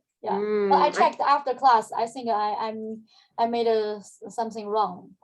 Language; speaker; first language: English; non-native, fluent; Chinese